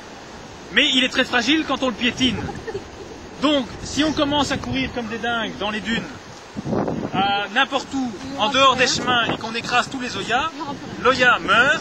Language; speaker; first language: French; native; French